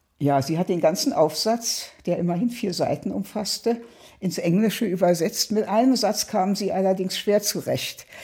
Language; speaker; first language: German; native; German